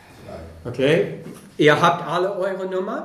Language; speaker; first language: German; non-native, fluent; English